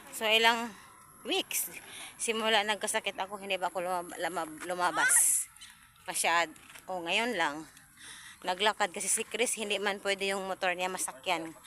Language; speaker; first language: Filipino; non-native, local second language; Cebuano